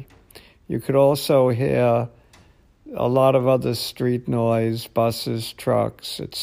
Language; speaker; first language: English; native; English